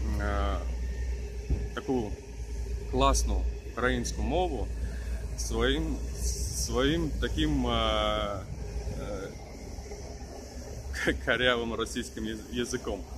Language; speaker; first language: Ukrainian; non-native, local second language; Russian